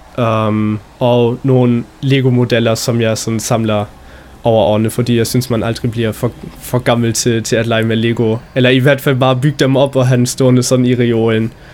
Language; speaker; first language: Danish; early bilingual, heritage; Danish